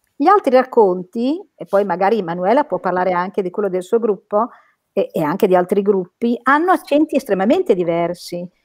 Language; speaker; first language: Italian; native; Italian